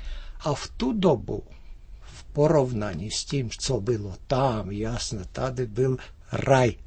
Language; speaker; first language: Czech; early bilingual, heritage; Czech